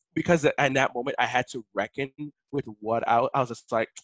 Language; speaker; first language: English; early bilingual, other home language; Haitian Creole